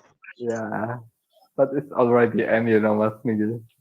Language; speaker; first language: English; non-native, learner; Indonesian